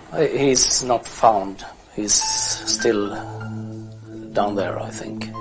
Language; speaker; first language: English; non-native, fluent; Swedish